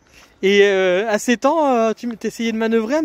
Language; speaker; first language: French; native; French